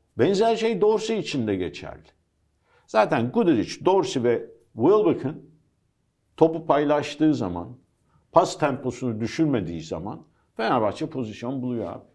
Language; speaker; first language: Turkish; early bilingual, heritage; Turkish